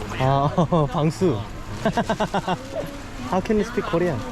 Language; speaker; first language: English; non-native, learner; Korean